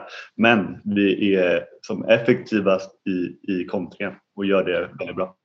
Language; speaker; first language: Swedish; native; Swedish